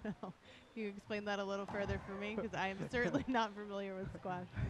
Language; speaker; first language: English; native; English